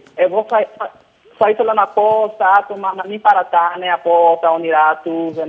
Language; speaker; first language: Greek; non-native, fluent; Portuguese